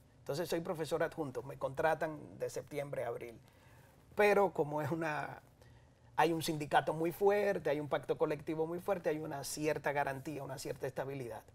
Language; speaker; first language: Spanish; native; Spanish